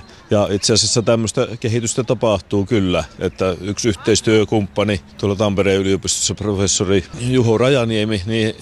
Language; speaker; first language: Finnish; native; Finnish